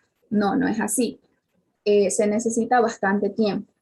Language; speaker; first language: Spanish; native; Spanish